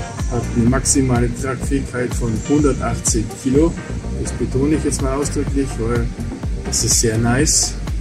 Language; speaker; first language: German; native; German